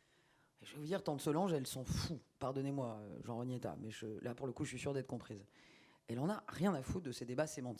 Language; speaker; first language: French; native; French